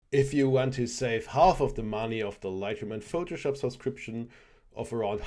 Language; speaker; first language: English; non-native, fluent; German